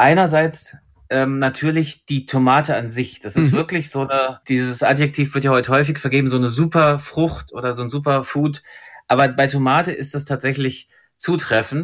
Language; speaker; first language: German; native; German